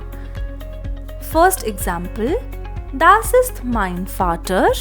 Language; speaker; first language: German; non-native, fluent; Hindi